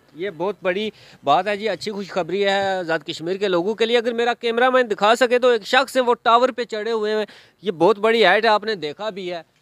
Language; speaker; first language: Urdu; non-native, local second language; Punjabi